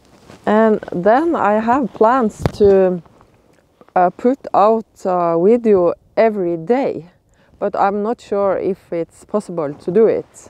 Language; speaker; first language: English; non-native, learner; Norwegian